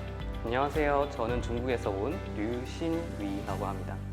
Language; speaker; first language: Korean; non-native, fluent; Chinese